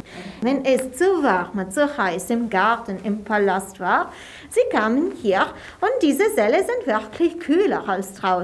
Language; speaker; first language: German; non-native, fluent; Italian